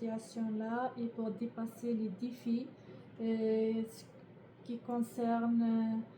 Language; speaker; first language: French; non-native, learner; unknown